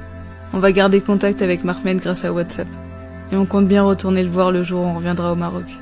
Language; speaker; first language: French; native; French